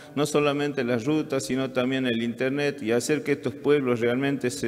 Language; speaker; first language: Spanish; native; Spanish